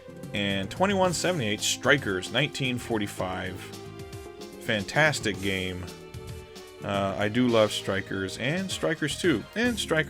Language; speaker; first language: English; native; English